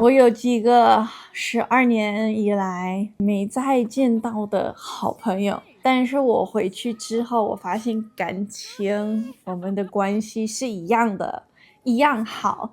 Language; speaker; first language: Chinese; non-native, fluent; English